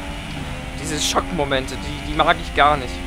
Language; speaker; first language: German; native; German